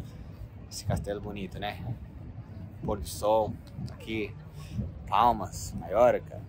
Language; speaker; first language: Portuguese; non-native, fluent; English